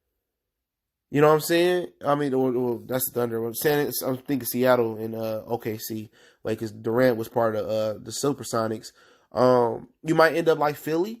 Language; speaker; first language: English; native; English